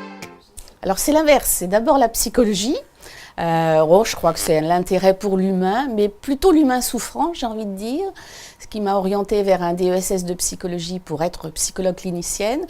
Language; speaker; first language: French; native; French